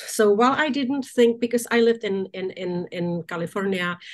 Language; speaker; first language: English; non-native, fluent; Czech